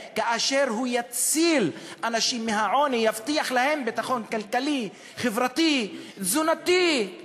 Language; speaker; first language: Hebrew; non-native, local second language; Arabic